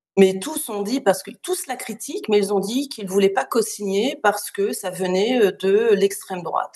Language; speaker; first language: French; native; French